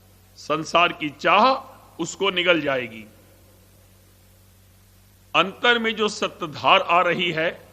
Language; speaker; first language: Hindi; native; Hindi